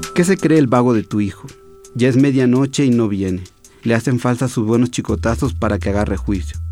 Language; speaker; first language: Spanish; native; Spanish